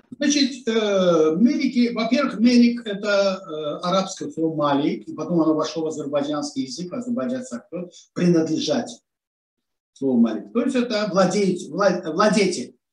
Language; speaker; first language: Russian; non-native, local second language; Azerbaijani